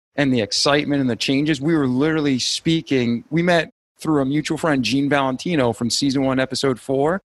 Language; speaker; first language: English; native; English